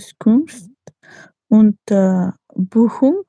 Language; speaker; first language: German; non-native, learner; Macedonian